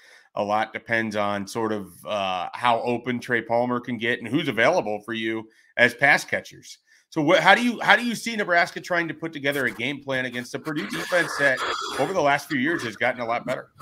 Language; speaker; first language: English; native; English